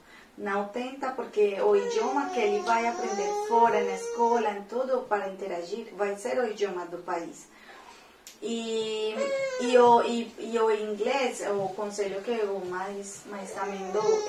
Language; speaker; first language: Portuguese; non-native, fluent; Spanish